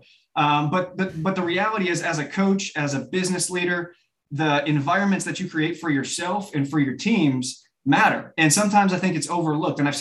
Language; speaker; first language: English; native; English